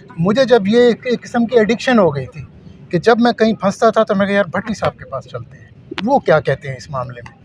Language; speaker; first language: Urdu; non-native, local second language; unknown